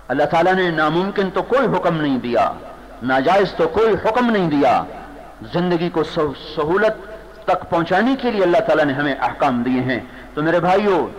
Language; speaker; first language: Urdu; non-native, local second language; Punjabi